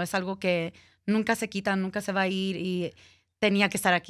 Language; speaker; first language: Spanish; early bilingual, heritage; Spanish